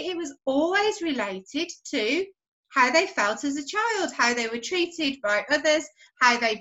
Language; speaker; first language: English; native; English